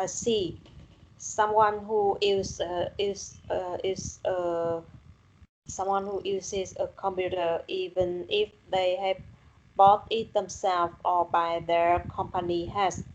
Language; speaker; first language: English; non-native, learner; Vietnamese